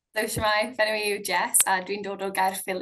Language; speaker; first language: Welsh; non-native, local second language; English